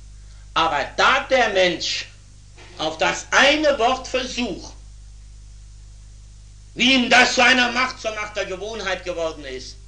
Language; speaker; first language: German; native; German